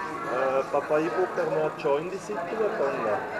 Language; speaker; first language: Indonesian; non-native, fluent; German